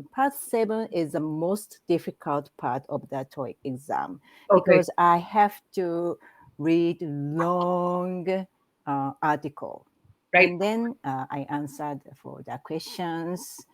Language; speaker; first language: English; non-native, learner; Japanese